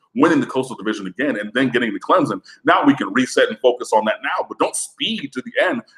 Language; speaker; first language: English; native; English